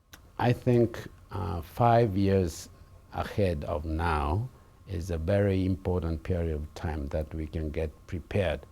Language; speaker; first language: English; non-native, fluent; Japanese